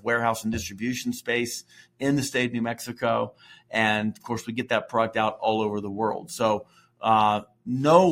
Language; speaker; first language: English; native; English